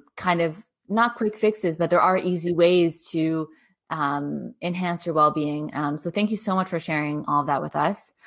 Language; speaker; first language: English; native; English